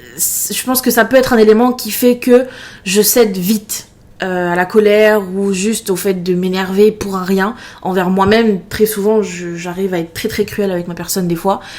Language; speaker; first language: French; native; French